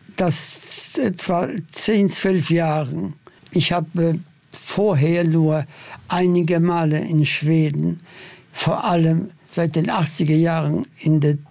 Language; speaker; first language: German; non-native, fluent; Polish